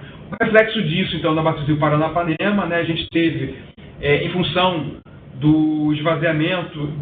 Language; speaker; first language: Portuguese; native; Portuguese